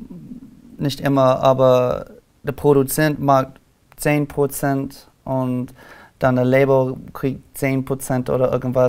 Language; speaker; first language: German; non-native, learner; English